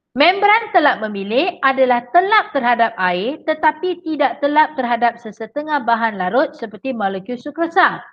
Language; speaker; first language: Malay; native; Malay